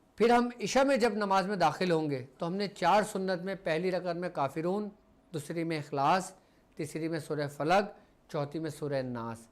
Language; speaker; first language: Urdu; native; Urdu